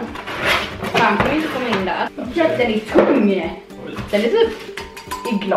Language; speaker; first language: Swedish; native; Swedish